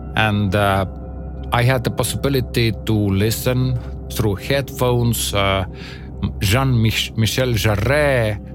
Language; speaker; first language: English; non-native, learner; Estonian